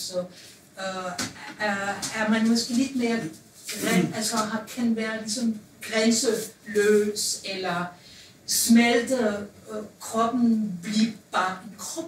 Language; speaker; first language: Danish; non-native, fluent; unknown